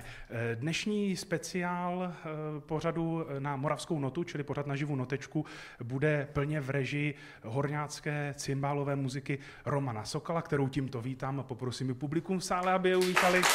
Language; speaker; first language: Czech; native; Czech